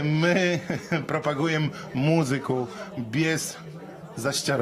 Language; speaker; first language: Polish; non-native, learner; Belarusian